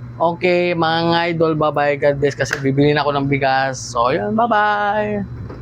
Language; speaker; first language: Filipino; non-native, local second language; Cebuano